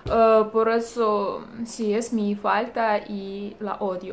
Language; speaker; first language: Spanish; non-native, learner; Russian